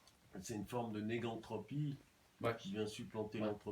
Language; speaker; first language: French; native; French